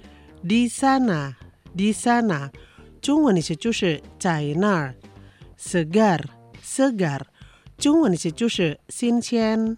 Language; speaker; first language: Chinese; non-native, fluent; Indonesian